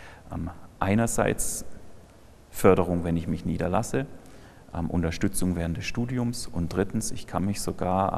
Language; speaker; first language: German; native; German